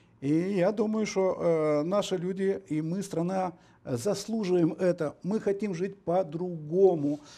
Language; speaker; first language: Russian; non-native, local second language; Romanian